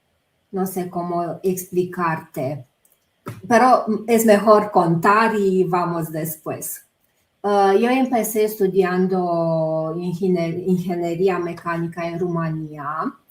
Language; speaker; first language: Spanish; non-native, fluent; Romanian